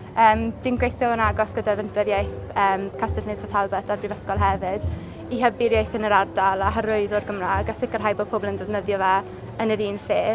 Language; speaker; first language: Welsh; non-native, local second language; English